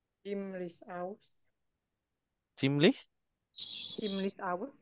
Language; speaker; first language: German; non-native, learner; Indonesian